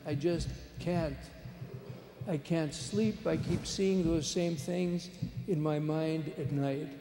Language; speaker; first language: English; native; English